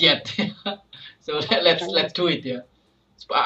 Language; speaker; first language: English; non-native, fluent; Indonesian